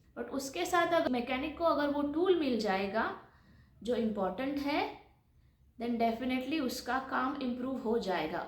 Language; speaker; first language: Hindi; non-native, local second language; Marathi